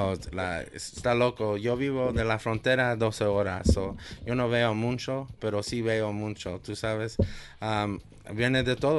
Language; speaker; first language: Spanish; early bilingual, heritage; Spanish